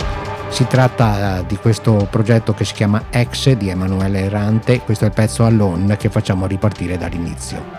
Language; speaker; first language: Italian; native; Italian